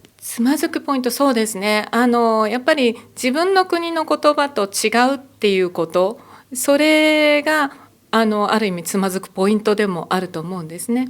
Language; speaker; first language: Japanese; native; Japanese